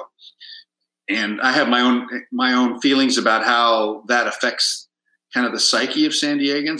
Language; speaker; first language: English; early bilingual, other home language; Spanish